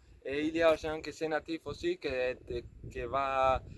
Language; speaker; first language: French; non-native, learner; Spanish